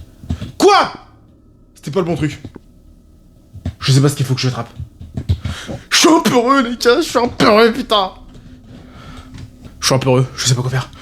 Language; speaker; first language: French; native; French